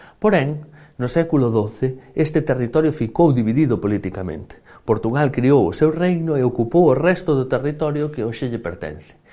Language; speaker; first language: Galician; native; Galician